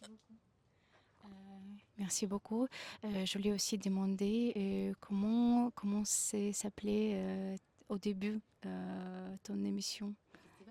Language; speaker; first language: French; non-native, fluent; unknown